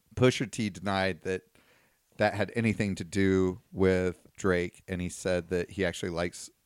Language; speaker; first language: English; native; English